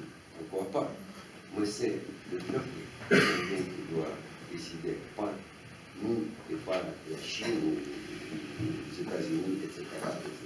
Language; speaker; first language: French; non-native, fluent; Russian